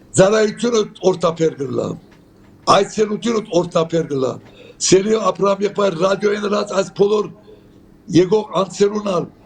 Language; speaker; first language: Armenian; native; Armenian